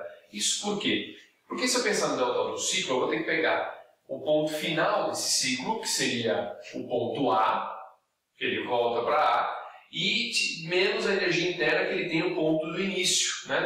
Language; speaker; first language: Portuguese; native; Portuguese